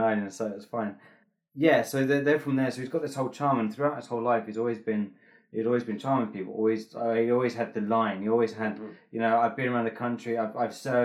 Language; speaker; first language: English; native; English